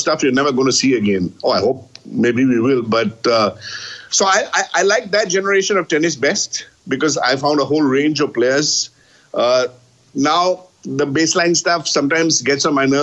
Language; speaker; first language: English; non-native, local second language; Bangla